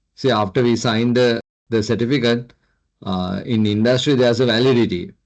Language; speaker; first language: English; non-native, local second language; Sinhala